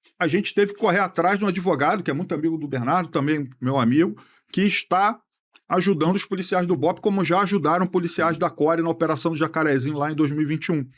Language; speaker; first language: Portuguese; native; Portuguese